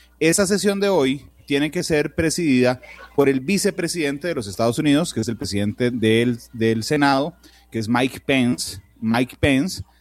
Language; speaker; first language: Spanish; native; Spanish